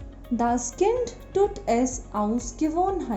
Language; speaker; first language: German; non-native, fluent; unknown